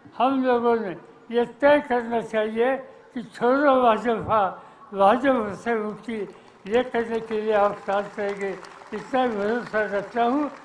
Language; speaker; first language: Hindi; non-native, local second language; Marathi